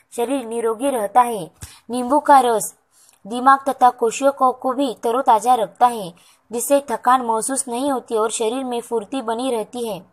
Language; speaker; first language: Hindi; non-native, local second language; Marathi